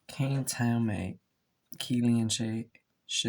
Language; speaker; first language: Irish; non-native, local second language; English